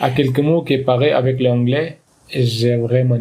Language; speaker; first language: French; non-native, learner; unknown